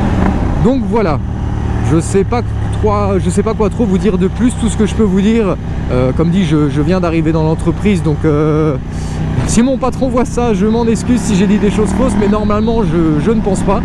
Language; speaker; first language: French; native; French